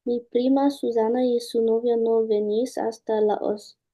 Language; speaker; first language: Spanish; non-native, learner; English